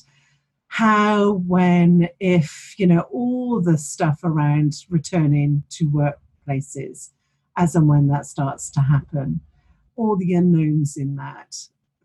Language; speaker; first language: English; native; English